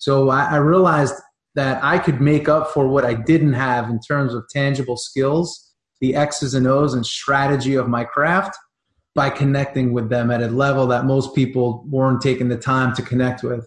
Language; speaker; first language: English; native; English